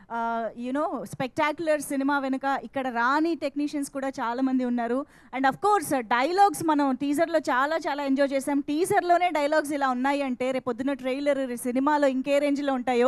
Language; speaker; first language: Telugu; native; Telugu